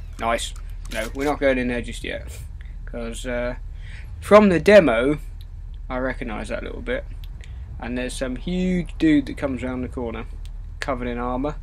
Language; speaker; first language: English; native; English